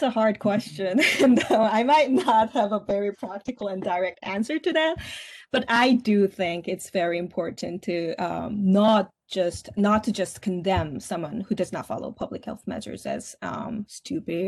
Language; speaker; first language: English; non-native, fluent; Korean